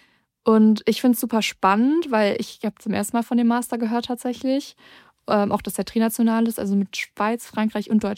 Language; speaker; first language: German; native; German